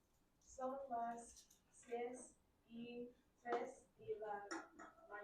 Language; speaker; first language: Spanish; non-native, learner; English